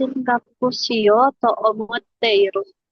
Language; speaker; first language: Japanese; non-native, learner; Indonesian